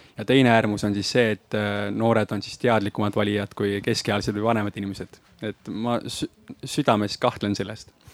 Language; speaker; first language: Estonian; native; Estonian